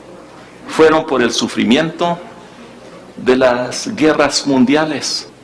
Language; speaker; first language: Spanish; early bilingual, heritage; Spanish